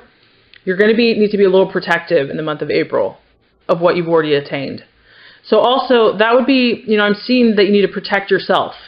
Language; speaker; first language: English; native; English